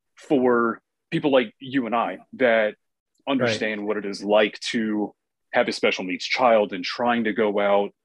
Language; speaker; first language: English; native; English